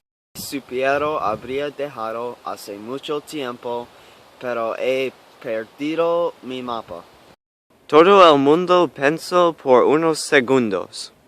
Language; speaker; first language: Spanish; non-native, learner; English